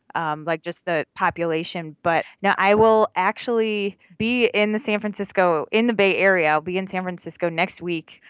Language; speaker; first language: English; native; English